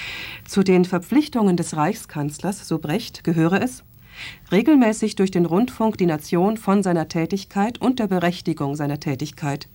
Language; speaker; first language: German; native; German